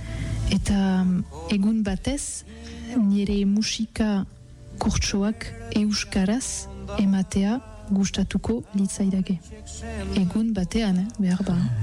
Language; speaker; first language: Basque; non-native, learner; French